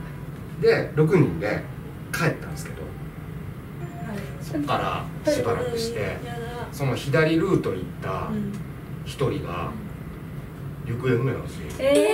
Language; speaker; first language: Japanese; native; Japanese